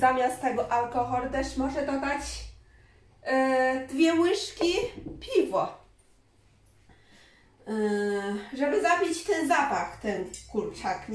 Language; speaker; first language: Polish; non-native, learner; Chinese